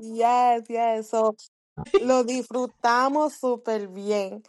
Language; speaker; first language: Spanish; early bilingual, heritage; Spanish